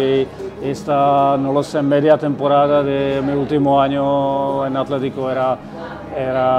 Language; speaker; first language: Spanish; non-native, fluent; Czech